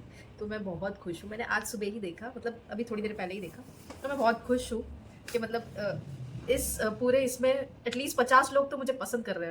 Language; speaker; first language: Hindi; native; Hindi